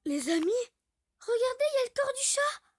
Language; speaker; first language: French; native; French